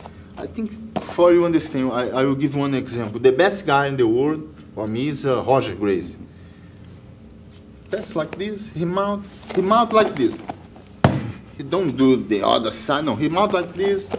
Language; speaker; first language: English; non-native, learner; Portuguese